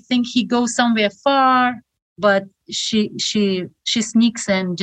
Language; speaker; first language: English; non-native, fluent; Shughni